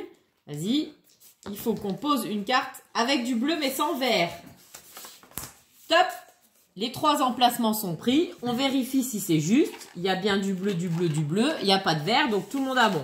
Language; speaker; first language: French; native; French